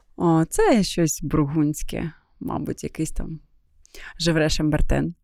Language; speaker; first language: Ukrainian; non-native, local second language; Russian